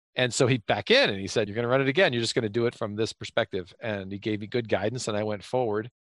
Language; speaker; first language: English; native; English